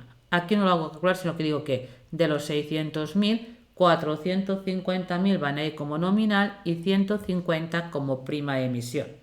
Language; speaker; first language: Spanish; native; Spanish